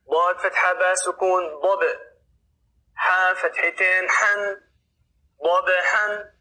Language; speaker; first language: Arabic; non-native, fluent; Oromo